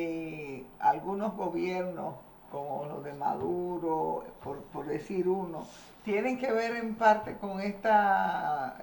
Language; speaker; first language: Spanish; native; Spanish